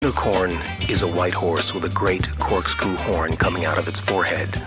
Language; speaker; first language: English; native; English